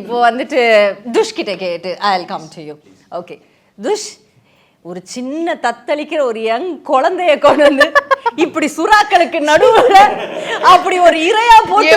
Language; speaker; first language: Tamil; native; Tamil